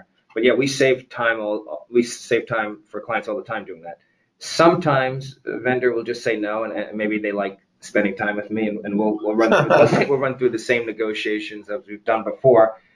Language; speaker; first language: English; native; English